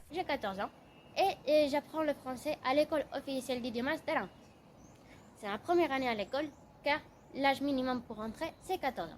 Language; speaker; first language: French; non-native, fluent; Spanish